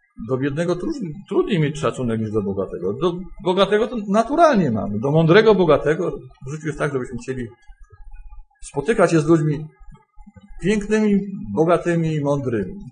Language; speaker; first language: Polish; native; Polish